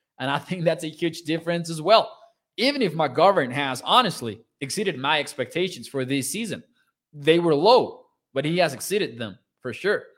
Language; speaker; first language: English; non-native, fluent; Spanish